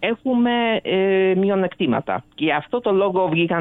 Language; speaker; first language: Greek; early bilingual, other home language; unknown